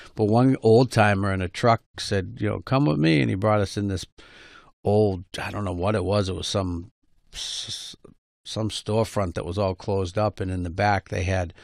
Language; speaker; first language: English; native; English